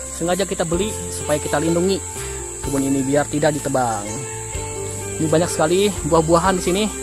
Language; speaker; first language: Indonesian; non-native, local second language; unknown